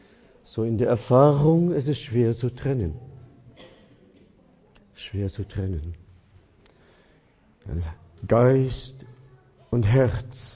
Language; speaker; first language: German; non-native, fluent; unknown